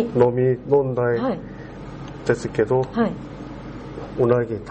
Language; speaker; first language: Japanese; non-native, learner; Korean